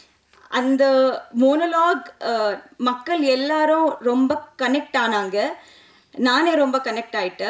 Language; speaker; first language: Tamil; non-native, learner; Telugu